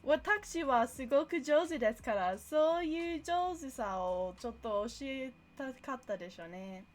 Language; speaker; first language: Japanese; non-native, learner; English